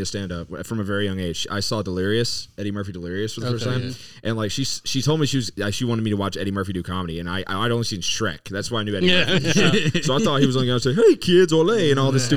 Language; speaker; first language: English; native; English